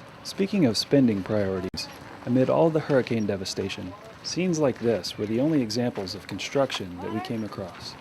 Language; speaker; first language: English; native; English